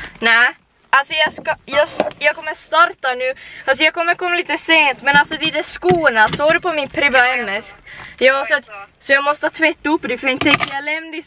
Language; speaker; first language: Swedish; native; Swedish